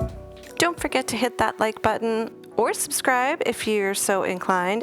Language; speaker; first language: English; native; English